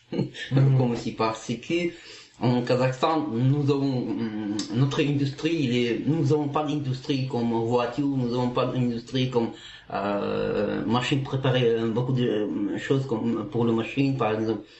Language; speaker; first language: French; non-native, learner; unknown